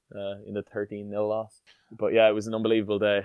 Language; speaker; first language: English; native; English